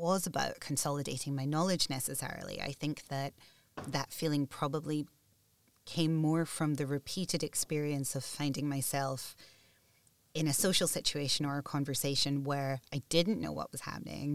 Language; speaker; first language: English; native; English